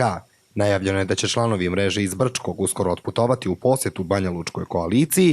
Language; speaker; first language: Bosnian; native; Bosnian